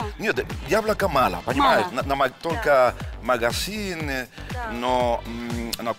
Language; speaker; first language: Russian; non-native, learner; Spanish